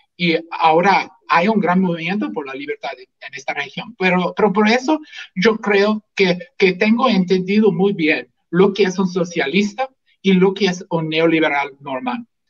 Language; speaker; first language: Spanish; non-native, fluent; English